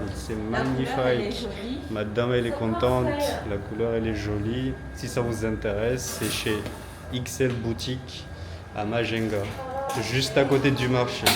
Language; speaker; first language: French; native; French